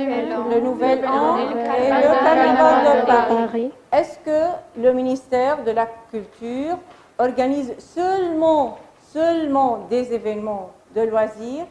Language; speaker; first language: French; non-native, fluent; Arabic